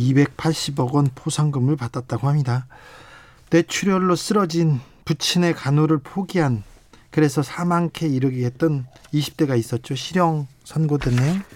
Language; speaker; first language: Korean; native; Korean